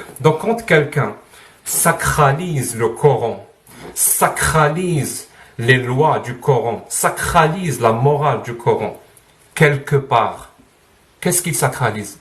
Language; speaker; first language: French; non-native, local second language; Arabic